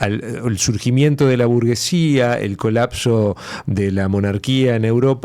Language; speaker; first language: Spanish; native; Spanish